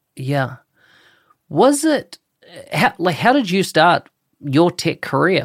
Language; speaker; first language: English; native; English